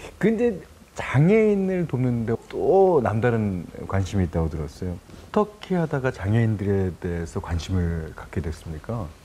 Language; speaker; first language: Korean; native; Korean